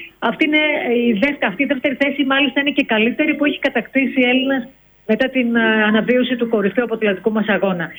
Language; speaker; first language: Greek; native; Greek